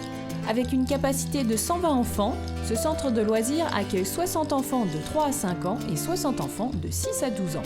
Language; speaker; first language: French; native; French